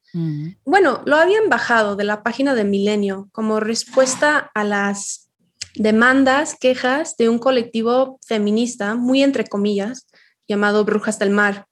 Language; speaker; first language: Spanish; non-native, fluent; English